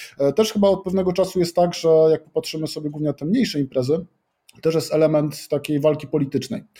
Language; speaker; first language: Polish; native; Polish